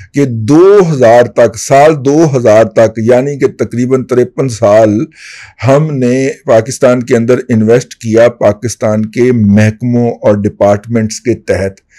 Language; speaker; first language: Urdu; native; Urdu